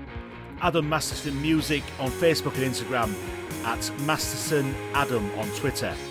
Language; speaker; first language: English; native; English